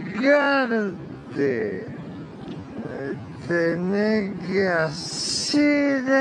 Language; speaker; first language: Spanish; native; Spanish